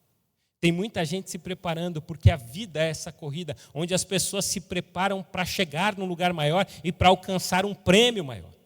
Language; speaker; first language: Portuguese; native; Portuguese